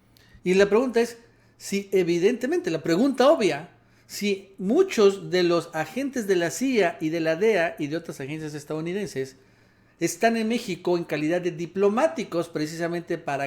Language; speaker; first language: Spanish; native; Spanish